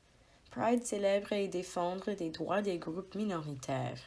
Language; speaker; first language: French; non-native, learner; English